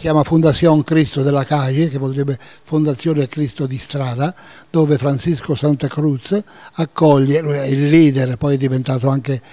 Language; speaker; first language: Italian; native; Italian